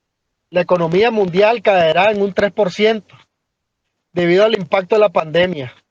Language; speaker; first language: Spanish; native; Spanish